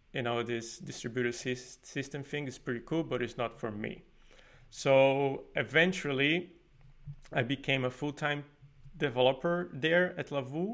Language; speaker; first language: English; non-native, fluent; Portuguese